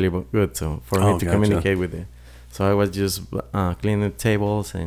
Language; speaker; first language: English; non-native, fluent; Spanish